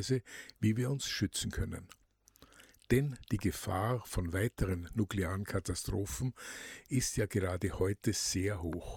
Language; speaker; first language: German; native; German